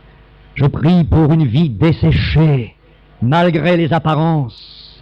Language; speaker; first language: French; native; French